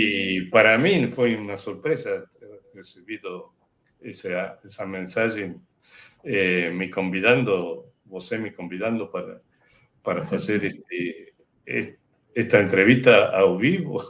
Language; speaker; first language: Portuguese; non-native, fluent; Spanish